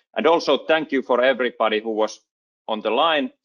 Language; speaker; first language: English; non-native, fluent; Finnish